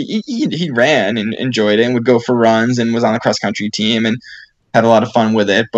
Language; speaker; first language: English; native; English